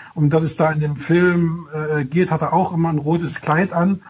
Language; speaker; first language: German; native; German